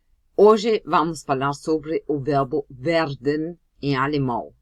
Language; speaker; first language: Portuguese; non-native, fluent; German